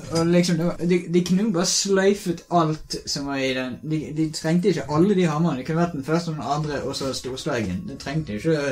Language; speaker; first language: Norwegian; native; Norwegian